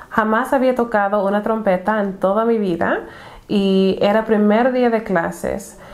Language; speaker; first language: Spanish; non-native, fluent; English